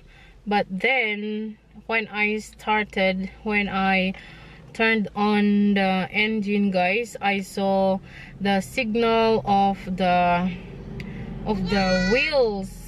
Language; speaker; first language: English; non-native, local second language; Filipino